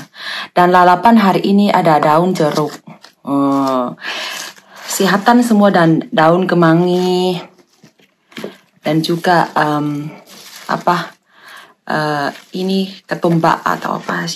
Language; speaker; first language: Indonesian; non-native, fluent; Thai